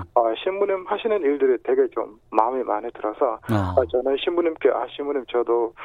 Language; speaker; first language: Korean; non-native, fluent; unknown